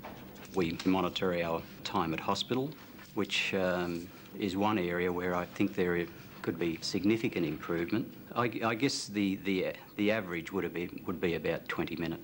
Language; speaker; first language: English; native; English